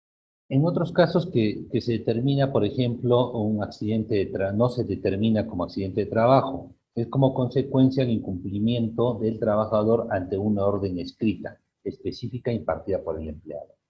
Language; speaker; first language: Spanish; native; Spanish